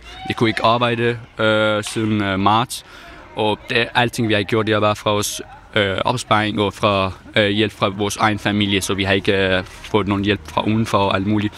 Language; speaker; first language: Danish; non-native, fluent; Persian